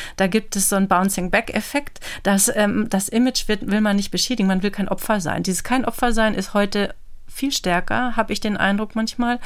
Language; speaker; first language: German; native; German